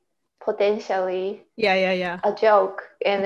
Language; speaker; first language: English; non-native, fluent; Japanese